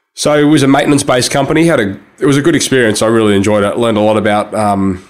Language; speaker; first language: English; native; English